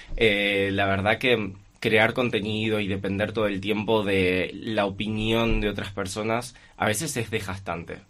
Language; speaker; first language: Spanish; native; Spanish